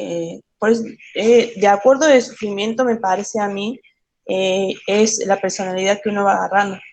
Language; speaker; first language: Spanish; native; Spanish